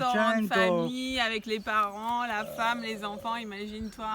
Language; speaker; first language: French; native; French